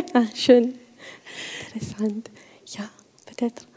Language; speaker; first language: German; non-native, fluent; Italian